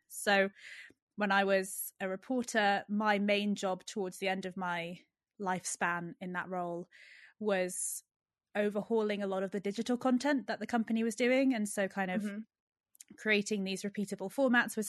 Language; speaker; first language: English; native; English